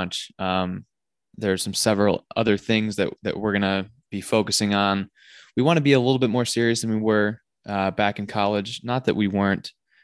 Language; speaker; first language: English; native; English